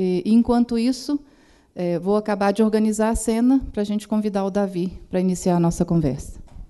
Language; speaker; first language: Portuguese; native; Portuguese